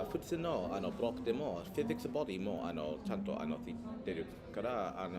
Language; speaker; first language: Japanese; non-native, learner; English